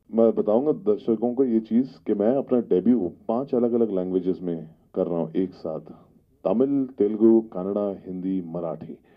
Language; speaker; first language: Hindi; native; Hindi